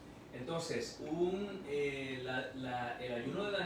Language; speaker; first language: Spanish; native; Spanish